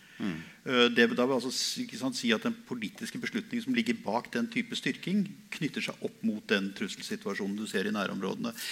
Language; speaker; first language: Norwegian; native; Norwegian